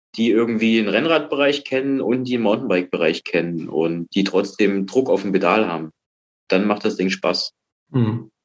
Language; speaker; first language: German; native; German